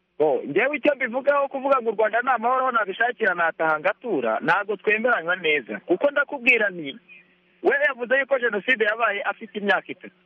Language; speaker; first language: Kinyarwanda; early bilingual, heritage; Kinyarwanda